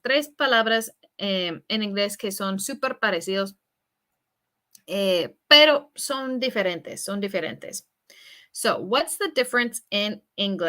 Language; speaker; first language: Spanish; non-native, fluent; English